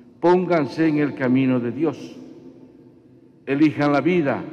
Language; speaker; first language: Spanish; native; Spanish